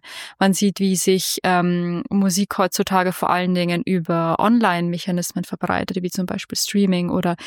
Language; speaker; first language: German; native; German